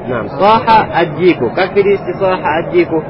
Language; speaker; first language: Russian; native; Russian